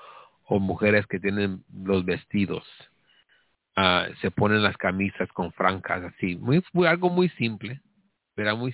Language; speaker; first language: Spanish; early bilingual, heritage; Spanish